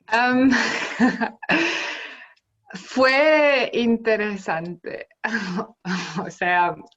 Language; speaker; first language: Spanish; non-native, fluent; Romanian